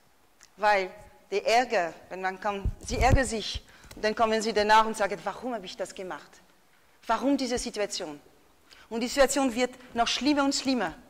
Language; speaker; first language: German; non-native, fluent; French